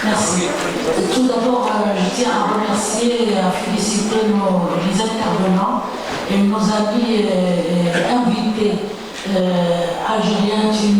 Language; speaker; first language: French; non-native, local second language; Arabic